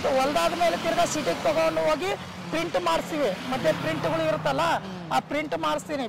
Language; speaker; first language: Kannada; non-native, local second language; Marathi